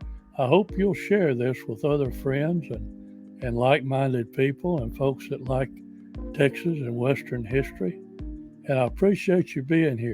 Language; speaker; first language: English; native; English